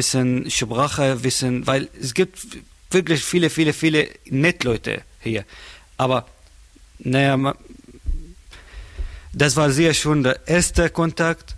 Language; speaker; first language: German; non-native, learner; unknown